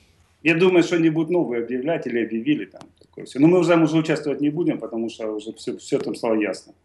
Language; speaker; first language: Russian; native; Russian